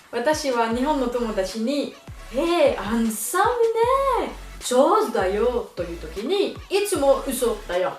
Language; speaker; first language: Japanese; non-native, learner; French